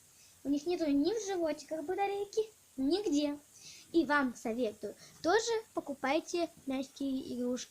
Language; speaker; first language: Russian; native; Russian